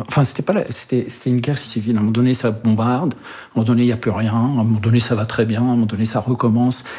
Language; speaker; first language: French; early bilingual, other home language; Arabic